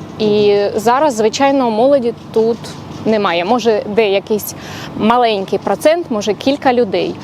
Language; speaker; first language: Ukrainian; non-native, local second language; Russian